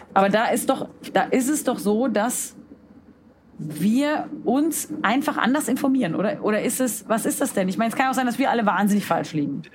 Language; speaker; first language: German; native; German